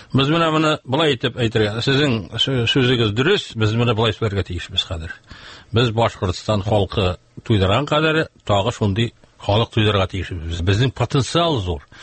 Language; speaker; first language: Tatar; native; Tatar